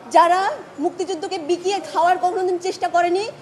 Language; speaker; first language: Bangla; non-native, local second language; Chakma